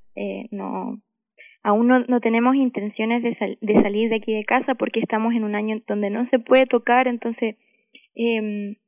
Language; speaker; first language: Spanish; native; Spanish